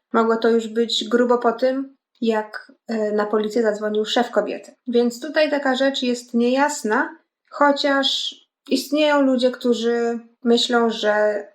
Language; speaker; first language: Polish; native; Polish